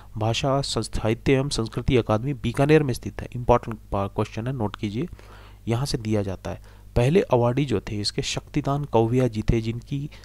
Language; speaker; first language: Hindi; native; Hindi